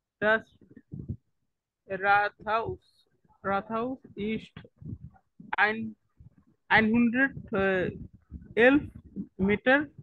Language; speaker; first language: German; non-native, learner; Bangla